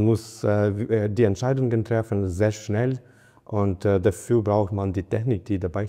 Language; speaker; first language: German; non-native, fluent; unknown